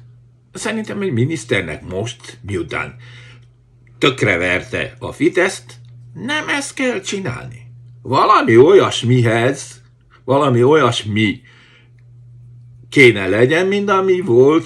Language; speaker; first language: Hungarian; native; Hungarian